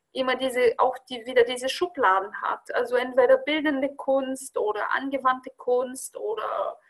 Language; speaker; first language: German; non-native, fluent; Bulgarian